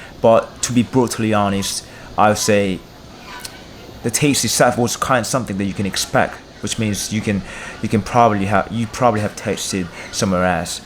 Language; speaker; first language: English; non-native, learner; Korean